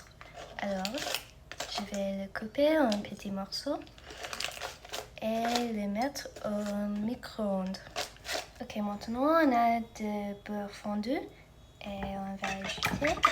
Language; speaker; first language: French; non-native, fluent; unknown